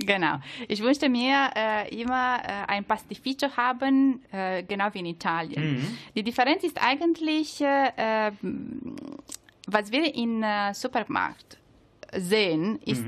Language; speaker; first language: German; non-native, learner; Italian